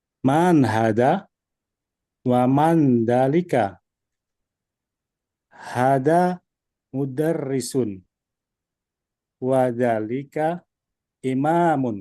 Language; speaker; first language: Arabic; non-native, learner; Indonesian